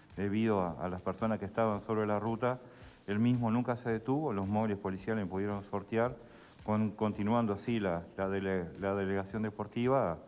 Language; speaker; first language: Spanish; native; Spanish